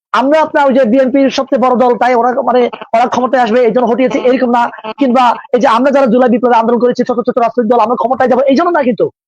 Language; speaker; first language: Bangla; non-native, local second language; Marma